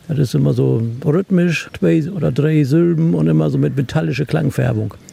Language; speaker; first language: German; native; German